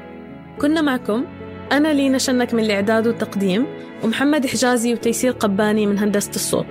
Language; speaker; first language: Arabic; native; Arabic